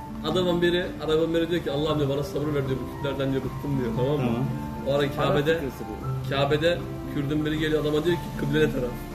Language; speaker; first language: Turkish; native; Turkish